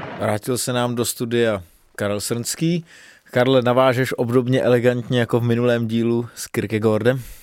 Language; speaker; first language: Czech; native; Czech